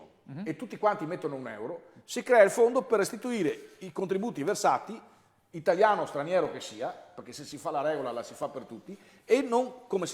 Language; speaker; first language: Italian; native; Italian